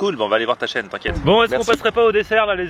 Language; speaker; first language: French; native; French